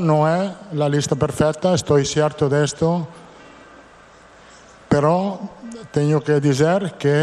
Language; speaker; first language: Portuguese; non-native, fluent; Italian